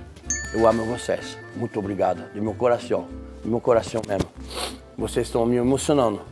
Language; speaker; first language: Portuguese; non-native, fluent; French